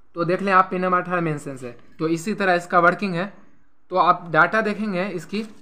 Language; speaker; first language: Hindi; native; Hindi